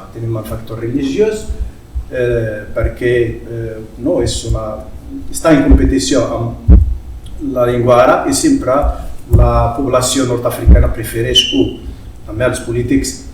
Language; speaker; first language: Catalan; non-native, fluent; Berber languages